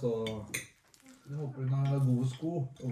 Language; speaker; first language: Norwegian; native; Norwegian